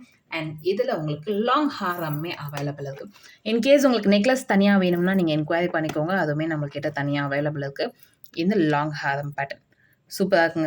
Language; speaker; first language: Tamil; native; Tamil